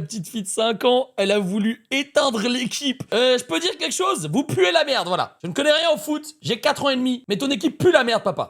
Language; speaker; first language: French; native; French